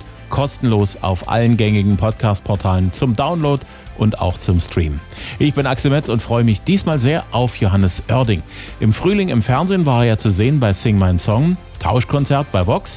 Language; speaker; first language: German; native; German